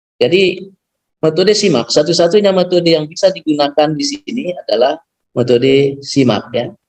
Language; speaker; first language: Indonesian; non-native, local second language; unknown